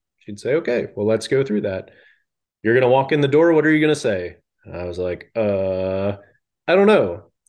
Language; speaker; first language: English; native; English